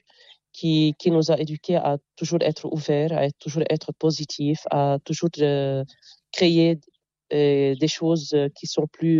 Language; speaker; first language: French; non-native, local second language; Arabic